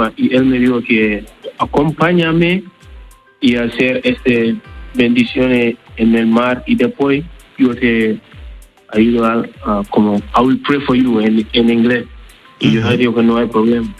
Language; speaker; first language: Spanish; non-native, learner; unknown